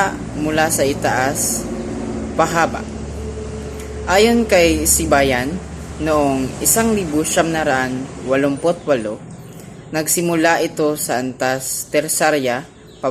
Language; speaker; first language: Filipino; non-native, local second language; Cebuano